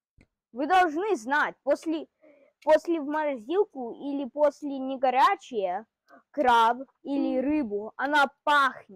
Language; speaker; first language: Russian; early bilingual, heritage; Russian